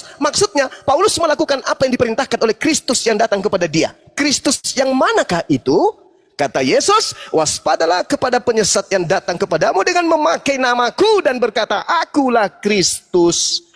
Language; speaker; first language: Indonesian; native; Indonesian